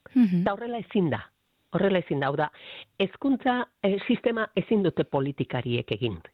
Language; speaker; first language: Basque; native; Basque